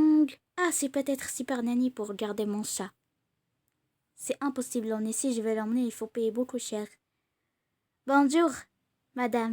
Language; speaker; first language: French; non-native, learner; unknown